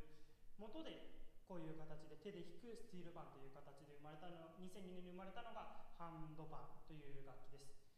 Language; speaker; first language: Japanese; native; Japanese